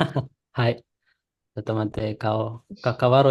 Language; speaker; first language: Japanese; non-native, learner; Indonesian